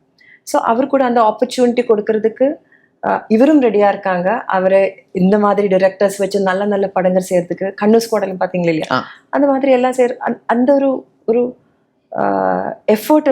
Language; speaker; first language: Tamil; non-native, learner; Malayalam